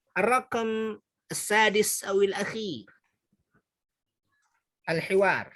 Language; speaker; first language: Arabic; non-native, fluent; Indonesian